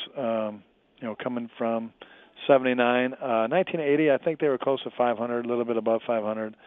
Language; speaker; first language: English; native; English